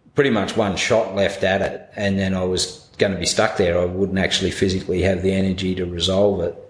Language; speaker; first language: English; native; English